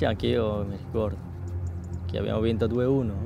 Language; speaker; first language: Italian; non-native, learner; Korean